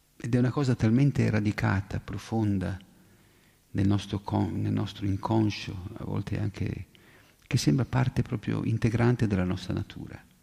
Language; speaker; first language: Italian; native; Italian